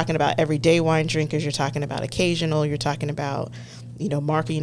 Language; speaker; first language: English; native; English